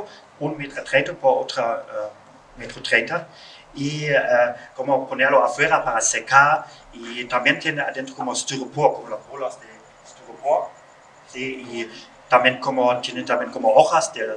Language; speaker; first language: Spanish; non-native, learner; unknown